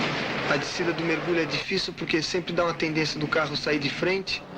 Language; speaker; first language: Portuguese; native; Portuguese